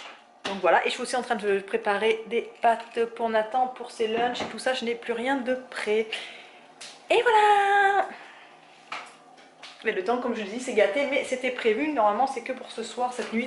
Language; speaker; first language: French; native; French